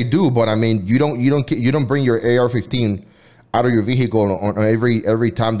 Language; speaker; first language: English; non-native, fluent; Spanish